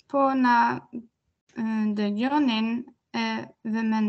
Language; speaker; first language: Albanian; non-native, learner; Norwegian